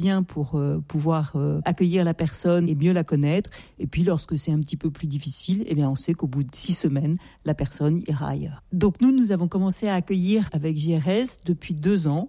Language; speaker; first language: French; native; French